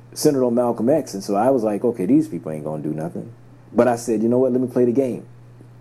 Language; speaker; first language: English; native; English